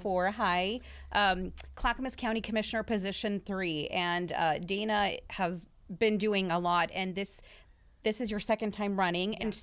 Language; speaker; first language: English; early bilingual, other home language; Russian